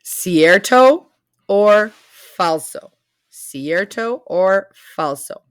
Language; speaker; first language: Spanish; non-native, fluent; English